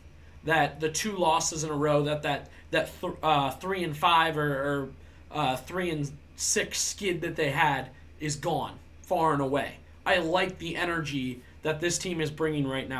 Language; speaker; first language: English; native; English